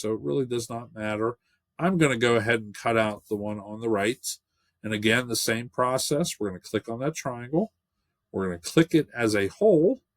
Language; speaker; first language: English; native; English